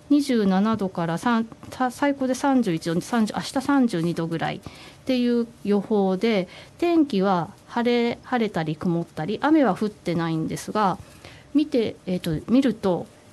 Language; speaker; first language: Japanese; native; Japanese